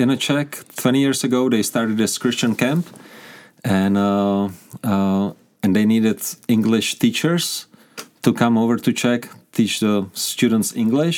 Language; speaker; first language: English; non-native, fluent; Czech